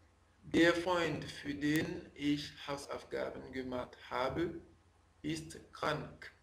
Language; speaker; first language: German; non-native, fluent; French